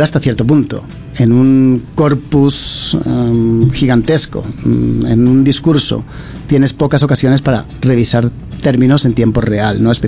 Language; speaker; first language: Spanish; early bilingual, other home language; English